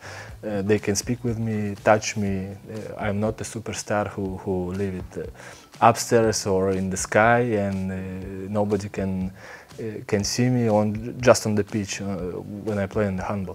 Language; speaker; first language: English; non-native, learner; Belarusian